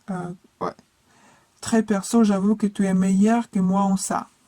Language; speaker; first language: French; non-native, fluent; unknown